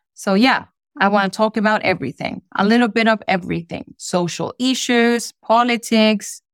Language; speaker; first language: English; non-native, fluent; Spanish